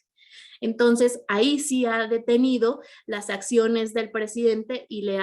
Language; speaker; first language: Spanish; native; Spanish